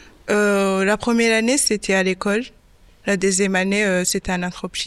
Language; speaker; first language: French; non-native, local second language; Kinyarwanda